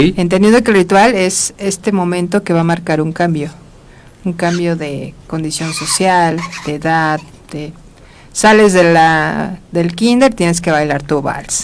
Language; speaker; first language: Spanish; native; Spanish